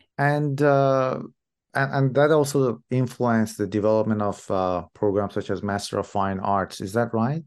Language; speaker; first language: English; non-native, fluent; Persian